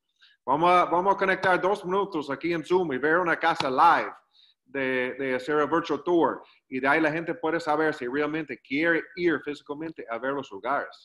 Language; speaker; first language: Spanish; non-native, learner; English